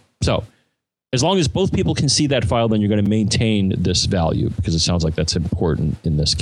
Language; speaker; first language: English; native; English